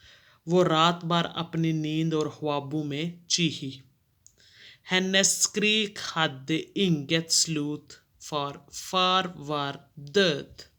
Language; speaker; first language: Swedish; non-native, fluent; Urdu